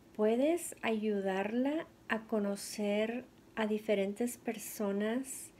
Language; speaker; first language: Spanish; non-native, fluent; English